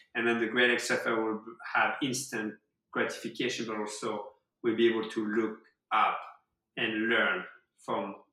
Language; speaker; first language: English; non-native, fluent; French